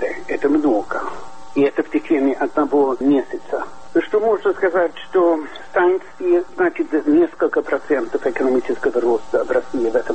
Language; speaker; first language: Russian; non-native, fluent; Swedish